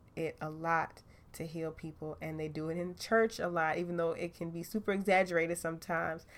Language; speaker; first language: English; native; English